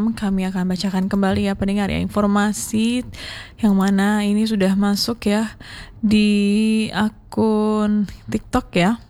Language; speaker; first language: Indonesian; native; Indonesian